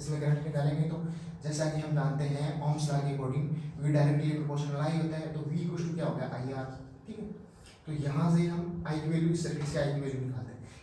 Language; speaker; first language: Hindi; native; Hindi